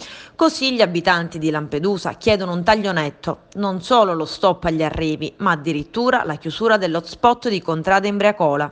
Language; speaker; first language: Italian; native; Italian